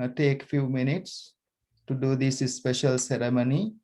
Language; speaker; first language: English; non-native, local second language; Sinhala